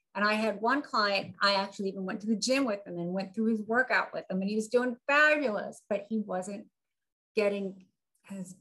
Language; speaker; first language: English; native; English